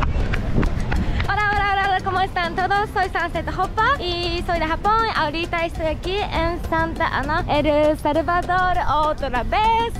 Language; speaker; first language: Spanish; non-native, learner; Japanese